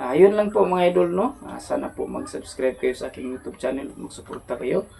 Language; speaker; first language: Filipino; non-native, local second language; Cebuano